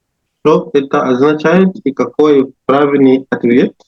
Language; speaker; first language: Russian; non-native, learner; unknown